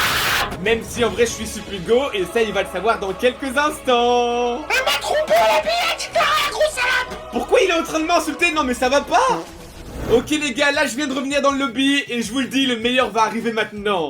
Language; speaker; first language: French; native; French